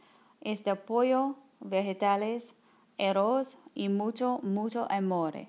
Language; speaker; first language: Spanish; non-native, learner; English